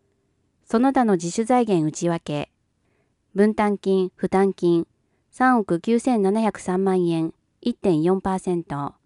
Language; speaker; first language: Japanese; native; Japanese